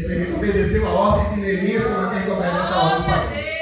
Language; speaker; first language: Portuguese; native; Portuguese